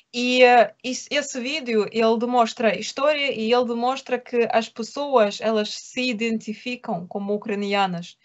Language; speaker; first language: Portuguese; non-native, fluent; Ukrainian